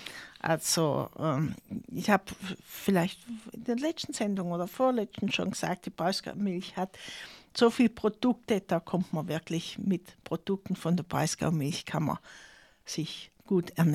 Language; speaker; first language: German; native; German